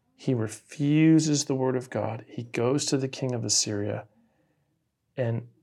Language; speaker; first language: English; native; English